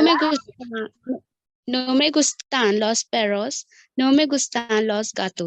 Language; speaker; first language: Spanish; non-native, learner; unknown